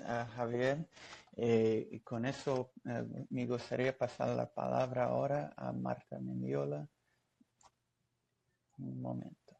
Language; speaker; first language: Spanish; non-native, fluent; Portuguese